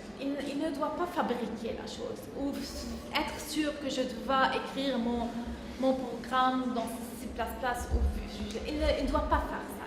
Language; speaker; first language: French; non-native, fluent; English